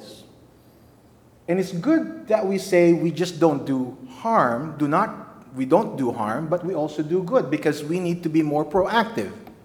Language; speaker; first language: English; non-native, local second language; Filipino